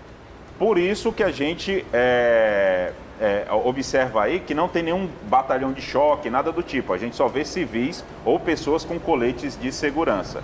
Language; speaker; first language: Portuguese; native; Portuguese